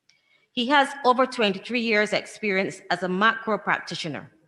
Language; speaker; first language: English; native; English